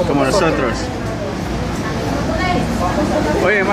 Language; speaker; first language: Spanish; non-native, learner; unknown